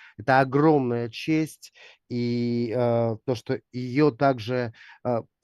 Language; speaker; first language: Russian; native; Russian